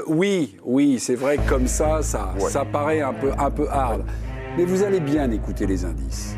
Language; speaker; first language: French; native; French